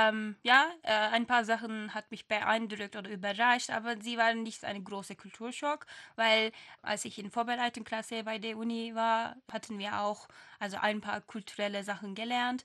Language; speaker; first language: German; non-native, fluent; Turkish